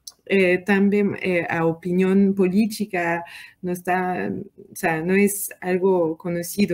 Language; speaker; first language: Portuguese; non-native, learner; French